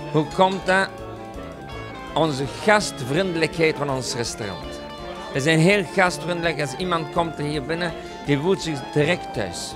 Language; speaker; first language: Dutch; non-native, local second language; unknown